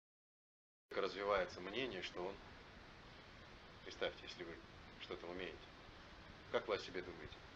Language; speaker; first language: Russian; native; Russian